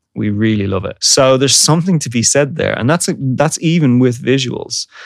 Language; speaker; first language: English; native; English